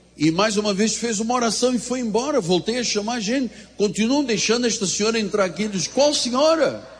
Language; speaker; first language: Portuguese; native; Portuguese